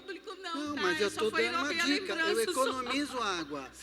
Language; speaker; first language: Portuguese; native; Portuguese